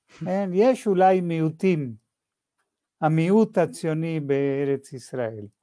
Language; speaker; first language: Hebrew; non-native, fluent; Spanish